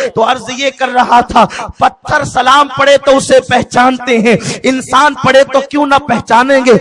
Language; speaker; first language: Urdu; native; Urdu